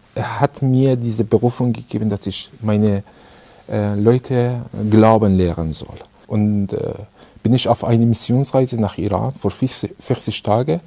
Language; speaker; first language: German; non-native, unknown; Persian